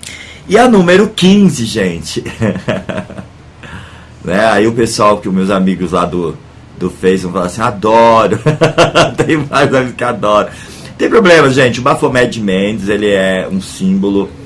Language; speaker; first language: Portuguese; native; Portuguese